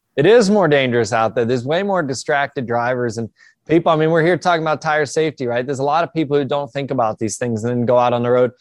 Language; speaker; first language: English; native; English